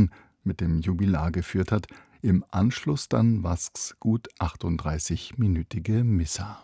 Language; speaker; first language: German; native; German